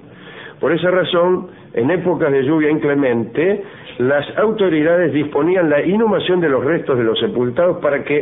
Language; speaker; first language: Spanish; native; Spanish